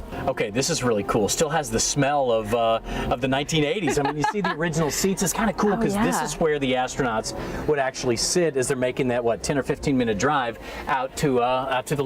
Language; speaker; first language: English; native; English